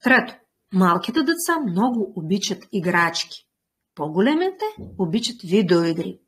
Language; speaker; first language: Bulgarian; non-native, fluent; Russian